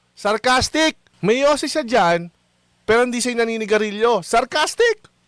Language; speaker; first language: Filipino; native; Filipino